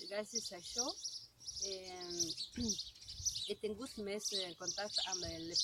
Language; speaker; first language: Catalan; non-native, learner; Spanish